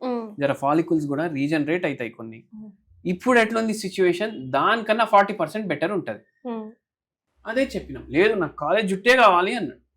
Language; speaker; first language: Telugu; native; Telugu